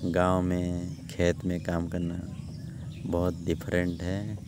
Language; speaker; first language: Hindi; non-native, local second language; Odia